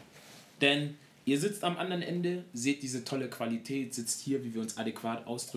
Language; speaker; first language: German; native; German